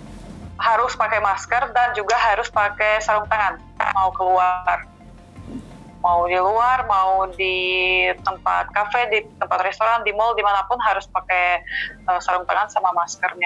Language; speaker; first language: Indonesian; non-native, fluent; Russian